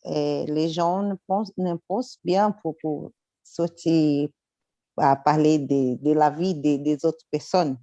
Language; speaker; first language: French; non-native, learner; Portuguese